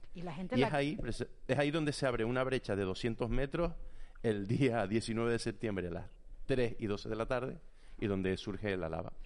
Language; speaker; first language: Spanish; native; Spanish